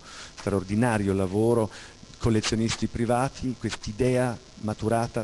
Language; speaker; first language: Italian; native; Italian